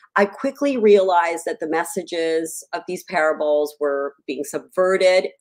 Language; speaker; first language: English; native; English